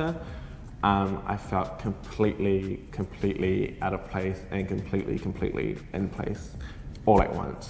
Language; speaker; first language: English; native; English